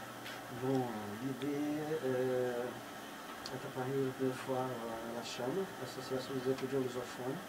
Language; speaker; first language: French; non-native, fluent; Portuguese